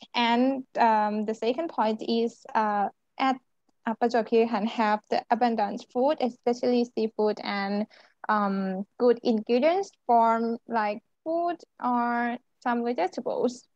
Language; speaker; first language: English; non-native, learner; Thai